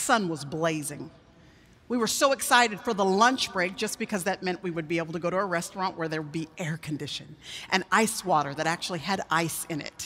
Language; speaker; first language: English; native; English